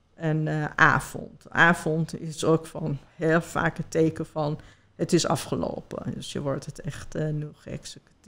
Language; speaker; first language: Dutch; non-native, fluent; Persian